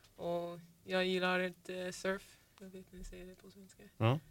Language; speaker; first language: Swedish; non-native, learner; English